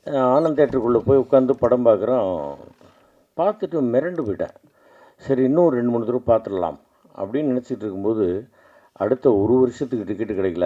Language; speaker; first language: Tamil; native; Tamil